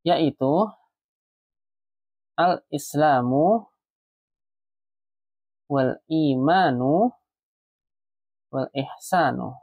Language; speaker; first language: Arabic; non-native, fluent; Indonesian